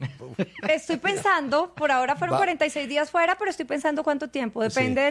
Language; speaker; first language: Spanish; native; Spanish